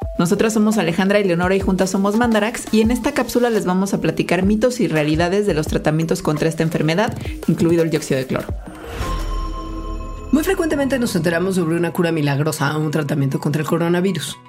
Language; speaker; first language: Spanish; native; Spanish